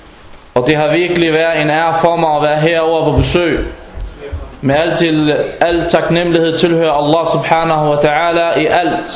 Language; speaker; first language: Danish; non-native, fluent; Arabic